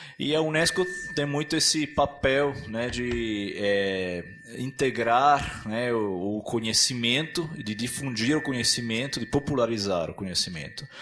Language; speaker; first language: Portuguese; non-native, fluent; Italian